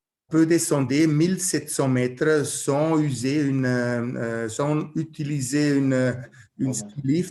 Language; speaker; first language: French; non-native, learner; German